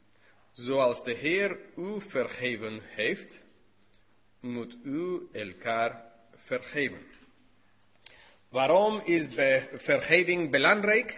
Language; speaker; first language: Dutch; non-native, learner; English